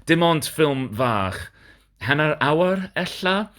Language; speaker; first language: Welsh; non-native, learner; English